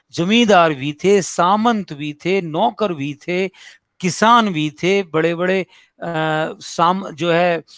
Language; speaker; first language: Hindi; native; Hindi